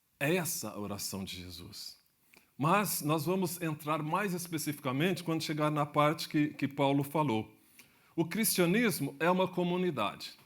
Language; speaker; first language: Portuguese; native; Portuguese